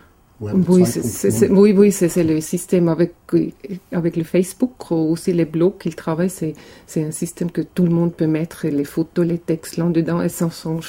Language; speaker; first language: French; non-native, local second language; German